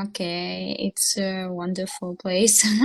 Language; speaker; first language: English; non-native, learner; Russian